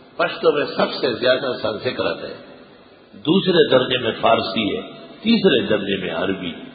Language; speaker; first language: Urdu; non-native, local second language; Pashto